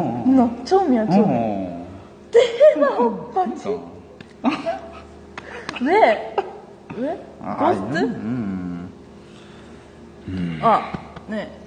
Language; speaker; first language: Korean; non-native, learner; Japanese